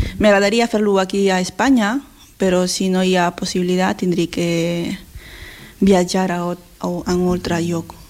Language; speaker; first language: Catalan; non-native, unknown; Spanish